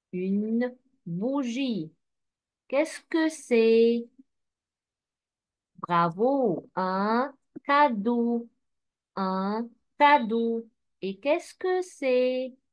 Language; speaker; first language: French; non-native, fluent; Arabic